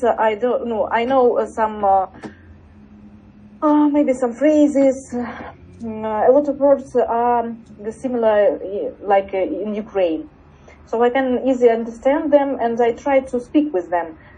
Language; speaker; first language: English; non-native, learner; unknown